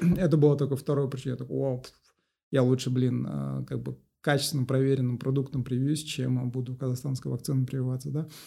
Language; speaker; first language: Russian; non-native, local second language; Kazakh